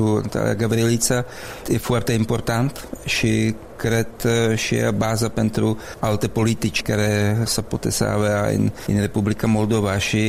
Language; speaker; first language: Romanian; non-native, learner; Czech